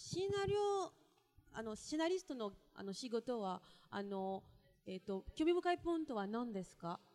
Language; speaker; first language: Japanese; non-native, learner; French